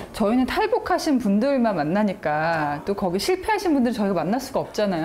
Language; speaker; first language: Korean; native; Korean